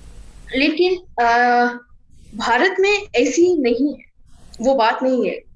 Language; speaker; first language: Hindi; non-native, fluent; English